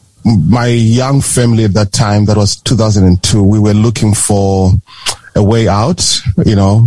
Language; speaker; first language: English; non-native, local second language; Shona